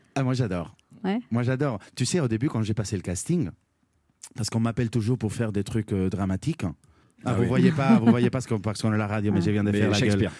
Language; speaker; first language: French; non-native, fluent; Spanish